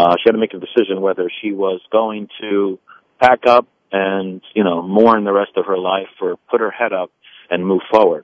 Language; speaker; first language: English; early bilingual, other home language; Italian